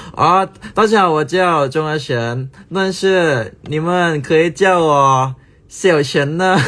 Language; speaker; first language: Chinese; non-native, learner; Thai